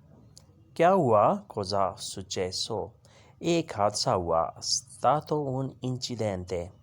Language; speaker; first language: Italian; non-native, learner; Urdu